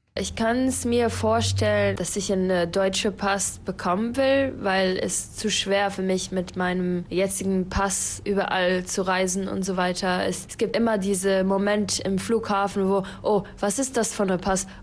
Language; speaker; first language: German; non-native, fluent; Arabic